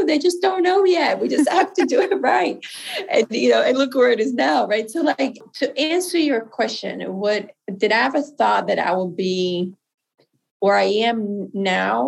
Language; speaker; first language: English; non-native, fluent; Portuguese